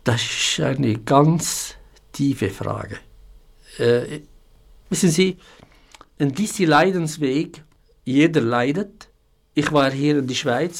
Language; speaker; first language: German; non-native, fluent; Arabic